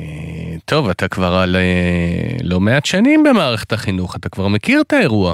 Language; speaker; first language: Hebrew; native; Hebrew